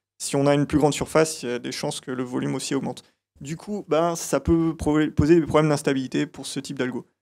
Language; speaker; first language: French; native; French